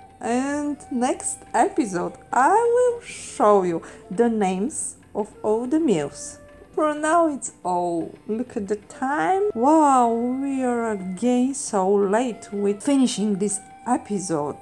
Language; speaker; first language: English; non-native, fluent; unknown